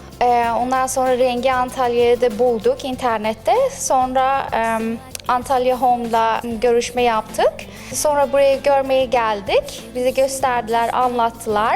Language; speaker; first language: Turkish; non-native, fluent; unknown